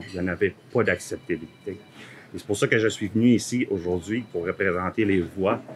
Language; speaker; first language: French; early bilingual, heritage; French